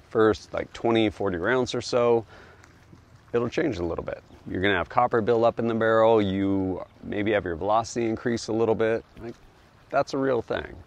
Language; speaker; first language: English; native; English